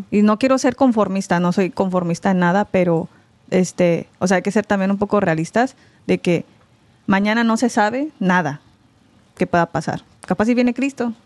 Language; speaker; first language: Spanish; early bilingual, other home language; Korean